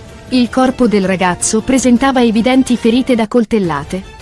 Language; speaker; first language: Italian; native; Italian